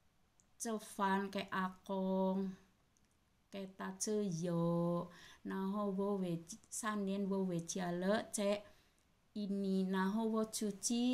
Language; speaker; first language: Chinese; non-native, learner; Indonesian